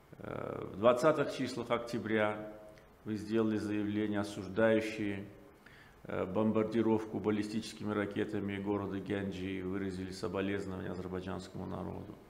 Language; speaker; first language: Russian; non-native, local second language; Azerbaijani